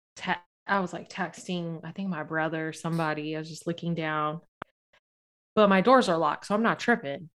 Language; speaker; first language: English; native; English